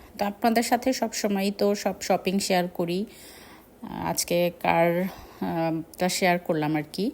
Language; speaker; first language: Bangla; native; Bangla